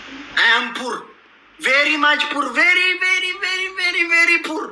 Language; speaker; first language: English; non-native, learner; Oromo